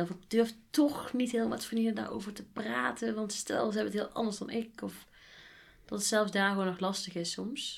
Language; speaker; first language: Dutch; native; Dutch